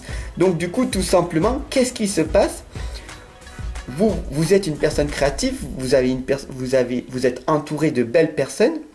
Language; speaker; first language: French; native; French